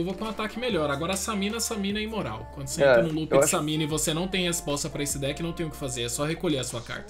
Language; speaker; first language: Portuguese; native; Portuguese